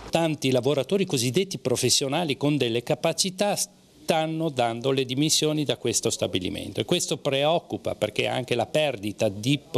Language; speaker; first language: Italian; native; Italian